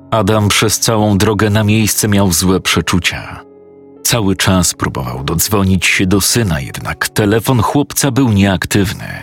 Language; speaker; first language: Polish; native; Polish